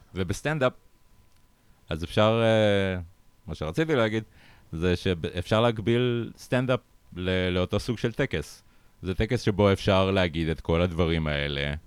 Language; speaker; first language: Hebrew; early bilingual, other home language; Russian